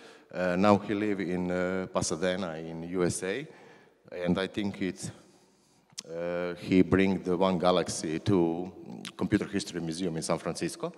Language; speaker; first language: English; non-native, learner; Croatian